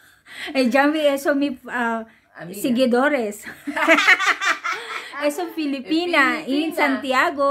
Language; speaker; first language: Spanish; non-native, learner; Filipino